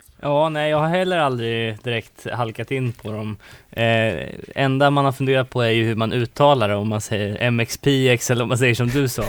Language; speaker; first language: Swedish; native; Swedish